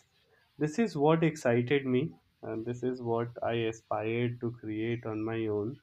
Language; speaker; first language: English; non-native, local second language; Hindi